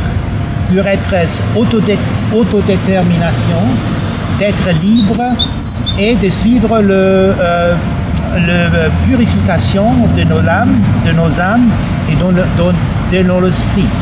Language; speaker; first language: French; non-native, learner; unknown